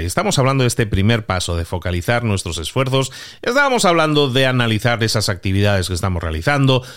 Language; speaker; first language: Spanish; native; Spanish